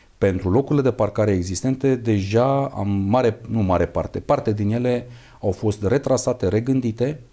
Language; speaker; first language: Romanian; native; Romanian